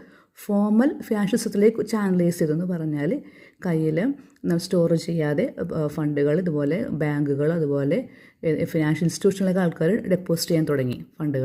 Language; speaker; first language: Malayalam; native; Malayalam